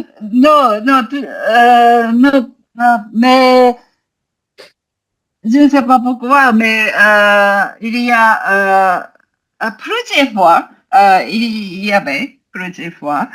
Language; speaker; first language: French; non-native, learner; Japanese